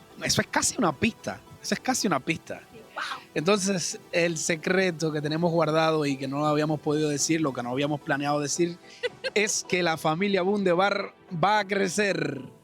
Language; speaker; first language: Spanish; native; Spanish